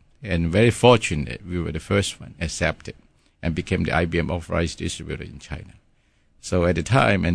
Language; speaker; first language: English; non-native, local second language; Cantonese